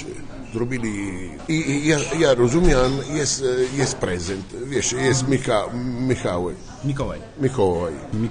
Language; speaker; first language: Polish; non-native, learner; Italian